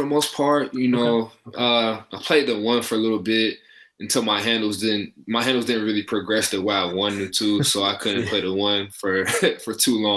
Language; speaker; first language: English; native; English